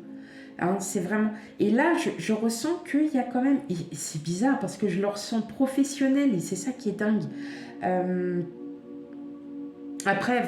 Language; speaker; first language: French; native; French